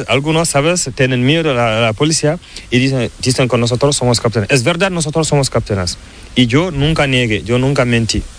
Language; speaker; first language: Spanish; non-native, learner; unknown